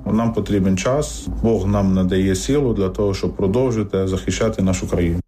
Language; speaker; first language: Ukrainian; non-native, fluent; Arabic